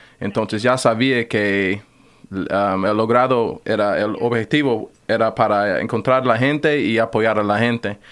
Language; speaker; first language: Spanish; non-native, fluent; English